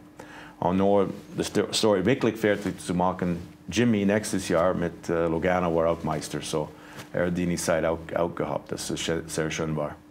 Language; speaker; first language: German; non-native, fluent; English